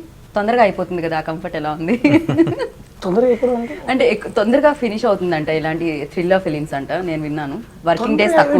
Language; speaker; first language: Telugu; native; Telugu